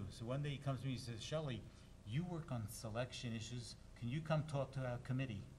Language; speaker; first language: English; native; English